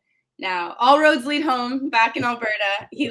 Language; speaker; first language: English; native; English